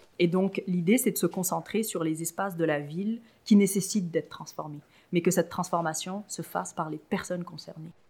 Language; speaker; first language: French; early bilingual, other home language; Arabic